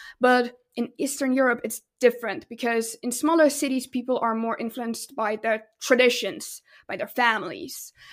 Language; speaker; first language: English; non-native, fluent; Russian